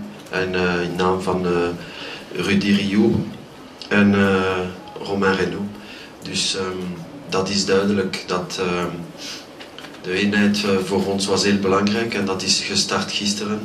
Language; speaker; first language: Dutch; non-native, local second language; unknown